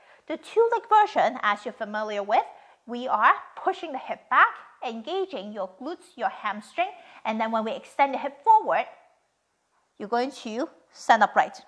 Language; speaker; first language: English; non-native, fluent; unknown